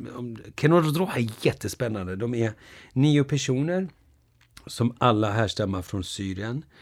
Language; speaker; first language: Swedish; early bilingual, other home language; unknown